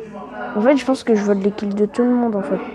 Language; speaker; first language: French; native; French